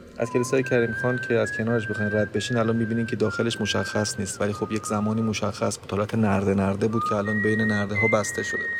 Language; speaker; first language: Persian; non-native, local second language; Armenian